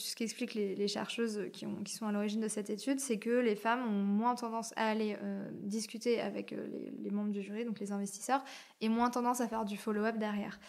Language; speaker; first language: French; native; French